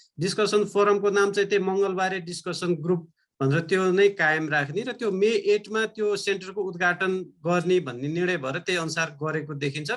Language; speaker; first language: Nepali; native; Nepali